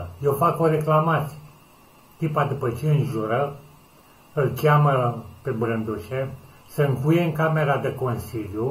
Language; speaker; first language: Romanian; native; Romanian